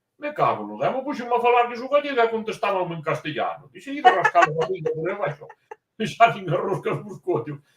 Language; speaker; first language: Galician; native; Galician